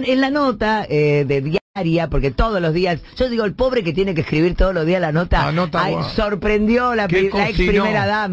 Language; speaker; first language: Spanish; native; Spanish